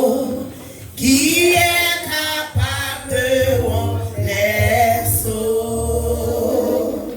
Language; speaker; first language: French; non-native, local second language; Haitian Creole